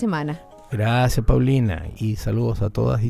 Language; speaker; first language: Spanish; native; Spanish